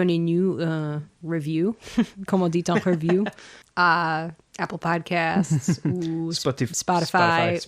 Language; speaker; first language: French; non-native, learner; English